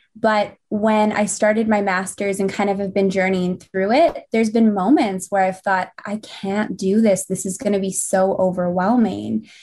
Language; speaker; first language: English; native; English